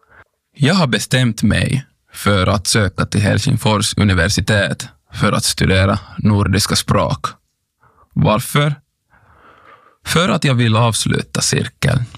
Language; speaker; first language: Swedish; non-native, local second language; Finnish